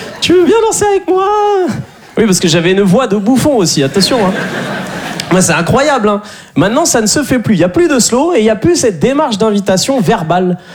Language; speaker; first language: French; native; French